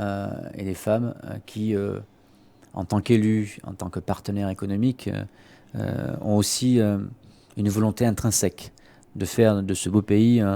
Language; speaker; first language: French; native; French